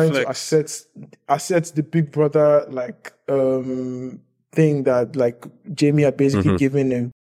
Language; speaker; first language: English; non-native, local second language; Yoruba